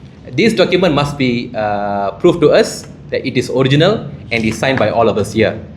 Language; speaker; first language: English; non-native, local second language; Tamil